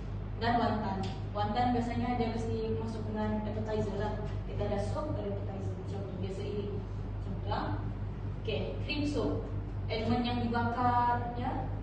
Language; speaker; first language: Malay; native; Malay